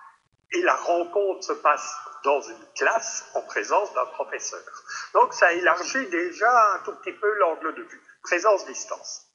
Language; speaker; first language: French; native; French